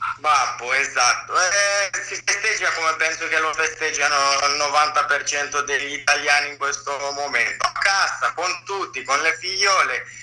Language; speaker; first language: Italian; non-native, fluent; Romanian